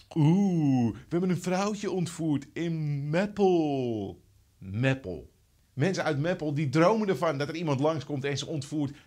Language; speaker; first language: Dutch; native; Dutch